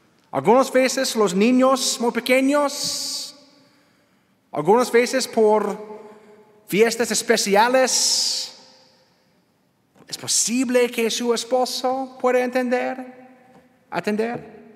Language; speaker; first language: Spanish; non-native, learner; English